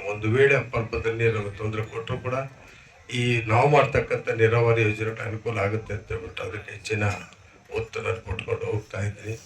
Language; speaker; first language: Kannada; native; Kannada